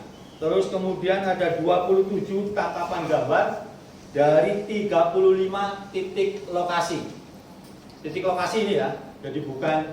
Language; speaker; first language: Indonesian; native; Indonesian